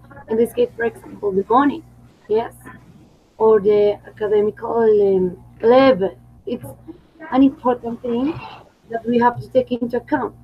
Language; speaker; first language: English; non-native, fluent; Spanish